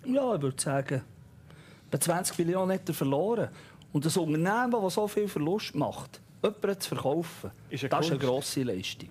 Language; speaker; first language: German; native; German